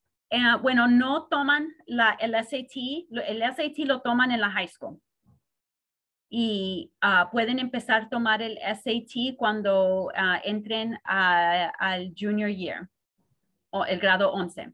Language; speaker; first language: Spanish; early bilingual, heritage; Spanish